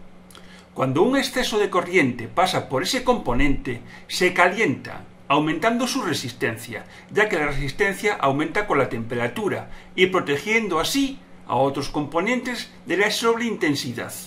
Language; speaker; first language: Spanish; native; Spanish